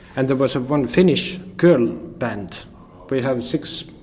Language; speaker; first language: English; non-native, learner; Estonian